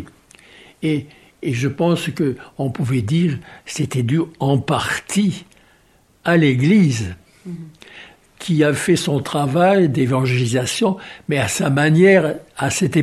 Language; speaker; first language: French; native; French